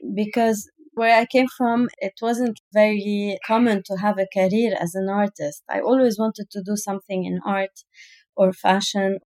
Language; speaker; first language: English; non-native, fluent; Arabic